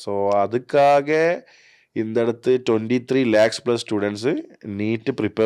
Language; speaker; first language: Tamil; non-native, learner; Malayalam